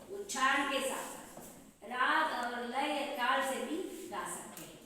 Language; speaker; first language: Hindi; non-native, local second language; Kannada